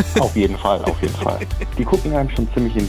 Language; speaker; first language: German; native; German